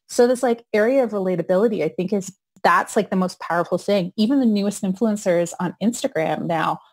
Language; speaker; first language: English; native; English